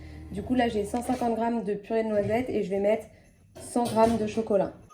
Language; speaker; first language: French; native; French